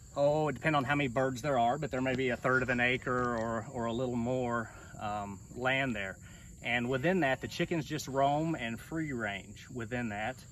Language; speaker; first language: English; native; English